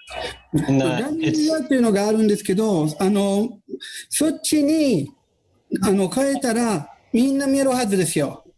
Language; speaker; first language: Japanese; non-native, fluent; Italian